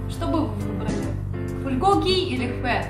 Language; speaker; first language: Russian; native; Russian